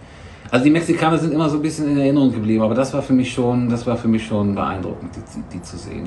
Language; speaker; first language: German; native; German